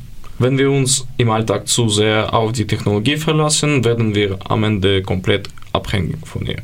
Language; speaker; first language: German; non-native, learner; Ukrainian